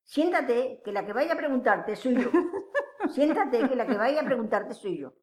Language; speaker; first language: Spanish; native; Spanish